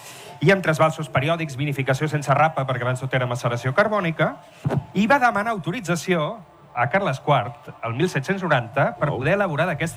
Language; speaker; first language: Catalan; native; Catalan